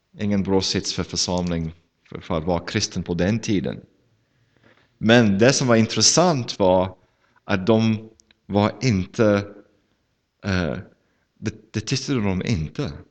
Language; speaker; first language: Swedish; non-native, fluent; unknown